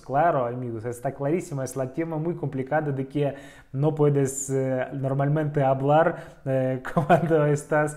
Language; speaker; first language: Spanish; non-native, learner; Russian